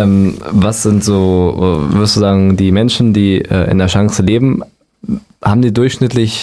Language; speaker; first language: German; native; German